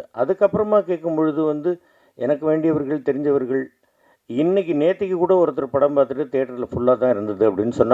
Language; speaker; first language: Tamil; native; Tamil